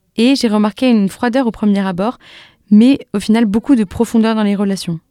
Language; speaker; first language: French; native; French